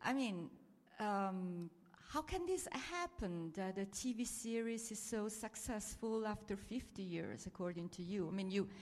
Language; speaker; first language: English; non-native, fluent; Italian